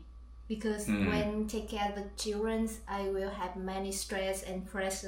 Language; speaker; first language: English; non-native, learner; Vietnamese